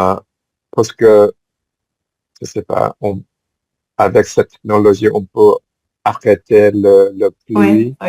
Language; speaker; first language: French; non-native, fluent; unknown